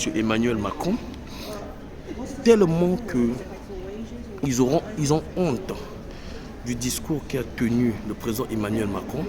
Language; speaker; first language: French; non-native, local second language; Lingala